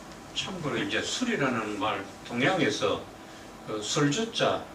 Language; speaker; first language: Korean; native; Korean